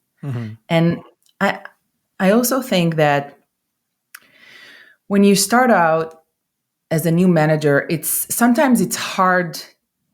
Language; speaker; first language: English; non-native, fluent; Hebrew